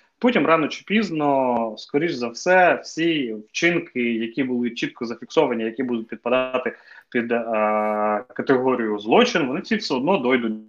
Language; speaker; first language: Ukrainian; native; Ukrainian